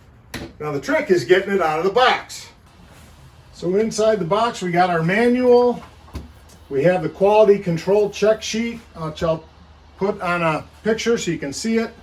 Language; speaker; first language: English; native; English